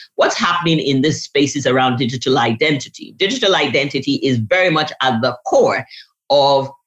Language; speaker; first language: English; non-native, local second language; Yoruba